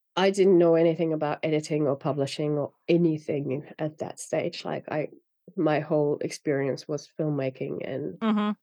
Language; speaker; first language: English; non-native, fluent; Finnish